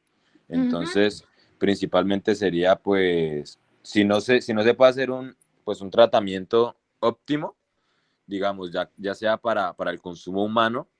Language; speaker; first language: Spanish; native; Spanish